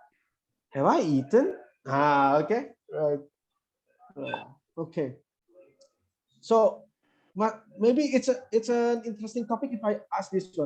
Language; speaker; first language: English; non-native, fluent; Indonesian